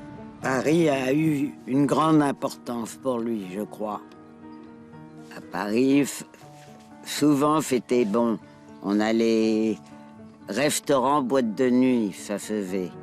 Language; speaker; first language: French; non-native, learner; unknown